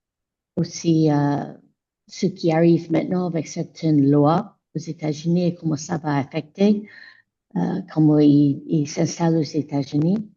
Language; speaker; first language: French; non-native, fluent; English